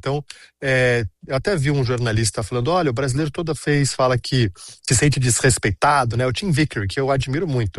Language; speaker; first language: Portuguese; native; Portuguese